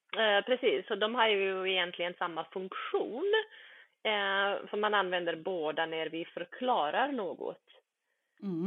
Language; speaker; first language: Swedish; early bilingual, other home language; Bosnian